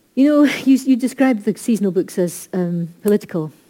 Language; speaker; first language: English; native; English